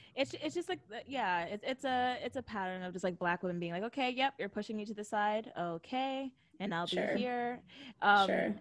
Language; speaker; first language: English; native; English